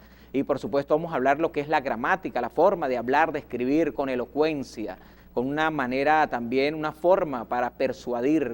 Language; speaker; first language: Spanish; native; Spanish